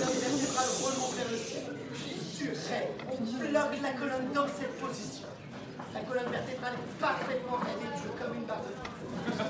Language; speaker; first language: French; native; French